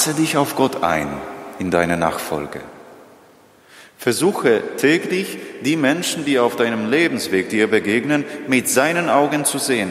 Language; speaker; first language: German; non-native, fluent; Polish